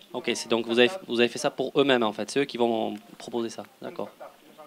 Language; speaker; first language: French; native; French